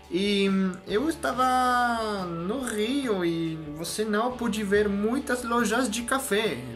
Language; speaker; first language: Portuguese; non-native, learner; French